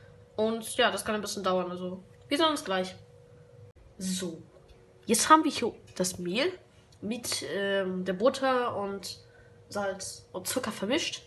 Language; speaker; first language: German; native; German